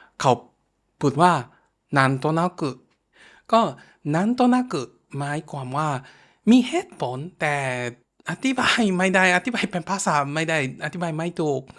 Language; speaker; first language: Thai; non-native, fluent; Japanese